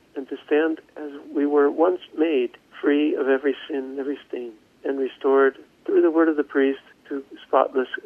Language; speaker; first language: English; native; English